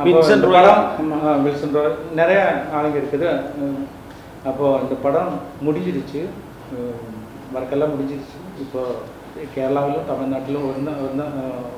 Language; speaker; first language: Tamil; non-native, learner; Malayalam